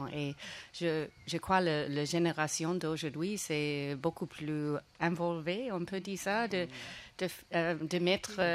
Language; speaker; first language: French; non-native, fluent; English